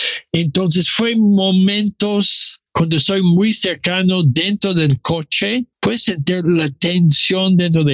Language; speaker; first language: Spanish; non-native, learner; English